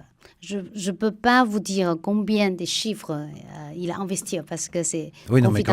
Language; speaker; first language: French; non-native, fluent; Chinese